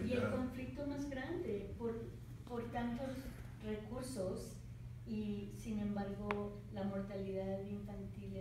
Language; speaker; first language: Spanish; non-native, fluent; English